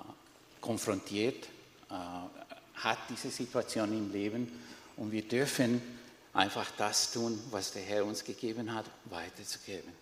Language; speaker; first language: German; non-native, fluent; Spanish